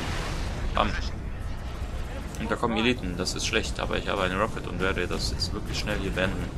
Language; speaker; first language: German; native; German